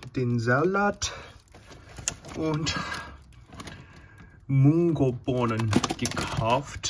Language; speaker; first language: German; non-native, learner; Korean